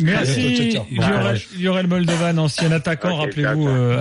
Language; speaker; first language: French; native; French